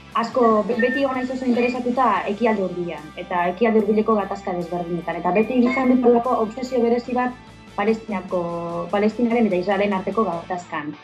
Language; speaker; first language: Basque; native; Basque